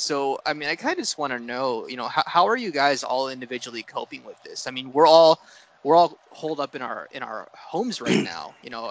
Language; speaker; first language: English; native; English